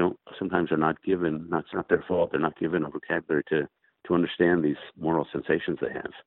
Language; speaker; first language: English; native; English